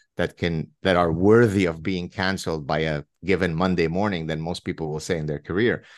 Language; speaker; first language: English; early bilingual, other home language; Arabic